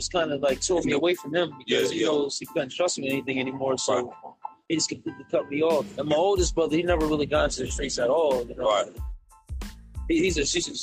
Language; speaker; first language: English; native; English